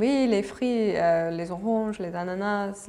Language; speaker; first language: French; non-native, fluent; English